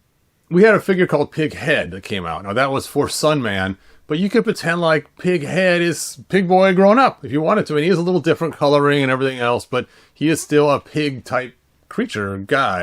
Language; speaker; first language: English; native; English